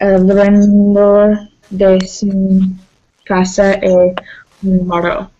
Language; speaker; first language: Spanish; non-native, learner; English